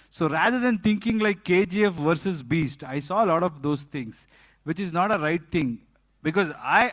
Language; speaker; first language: English; non-native, local second language; Kannada